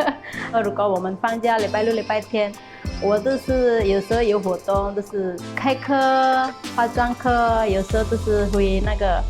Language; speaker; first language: Chinese; non-native, learner; Indonesian